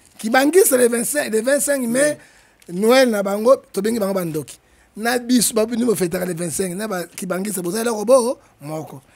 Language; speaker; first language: Lingala; native; Lingala